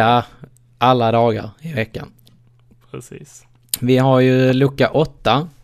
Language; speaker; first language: Swedish; native; Swedish